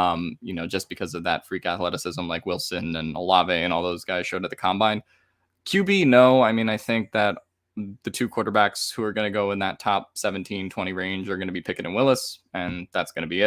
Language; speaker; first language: English; native; English